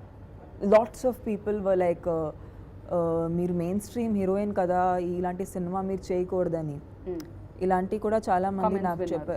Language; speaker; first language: Telugu; non-native, fluent; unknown